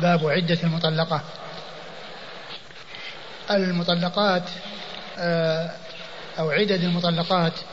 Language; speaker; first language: Arabic; native; Arabic